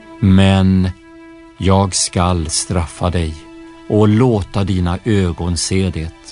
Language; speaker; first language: Swedish; native; Swedish